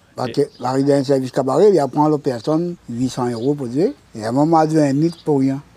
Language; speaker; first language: French; non-native, local second language; Réunion Creole French